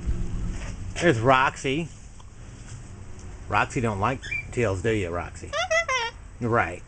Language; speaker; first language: English; native; English